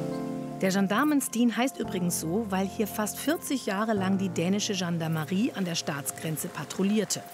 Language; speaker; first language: German; native; German